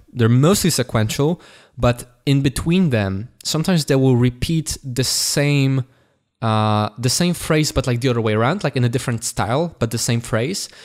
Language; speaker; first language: English; non-native, fluent; Polish